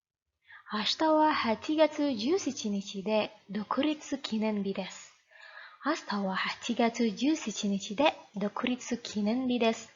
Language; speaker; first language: Japanese; non-native, fluent; Indonesian